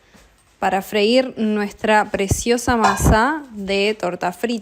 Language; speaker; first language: Spanish; native; Spanish